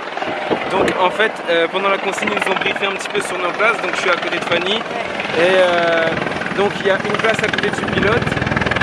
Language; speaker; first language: French; native; French